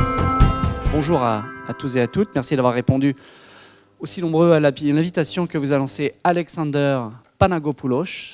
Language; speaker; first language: French; native; French